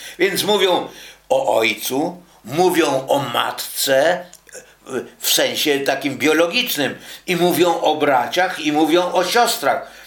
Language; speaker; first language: Polish; native; Polish